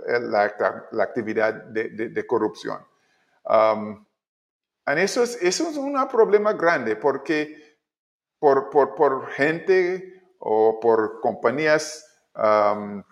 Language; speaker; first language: Spanish; non-native, learner; English